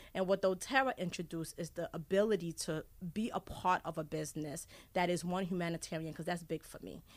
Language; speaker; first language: English; early bilingual, other home language; Haitian Creole